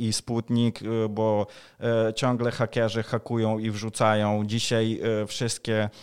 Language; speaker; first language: Polish; non-native, fluent; Ukrainian